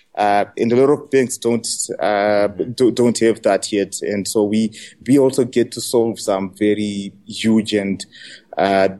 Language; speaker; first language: English; non-native, local second language; Shona